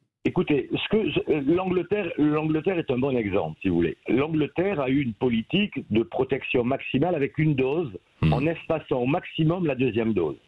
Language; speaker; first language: French; native; French